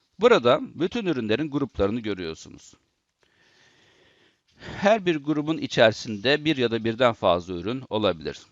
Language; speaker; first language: Turkish; native; Turkish